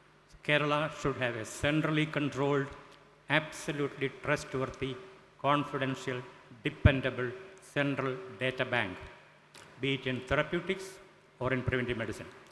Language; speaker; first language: English; non-native, local second language; Malayalam